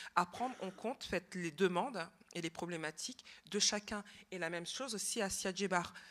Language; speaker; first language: French; native; French